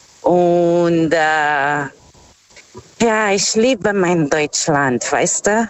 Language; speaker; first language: German; non-native, fluent; Portuguese